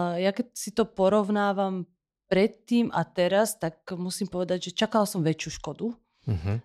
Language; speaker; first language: Slovak; early bilingual, heritage; Slovak